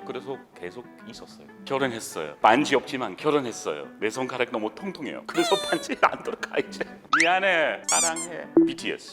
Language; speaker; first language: Korean; non-native, learner; English